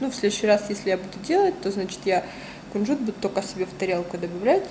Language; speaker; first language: Russian; native; Russian